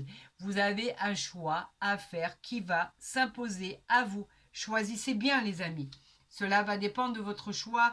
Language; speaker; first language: French; native; French